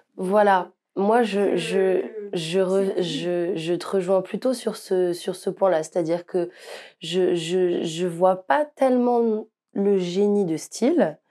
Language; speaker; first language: French; native; French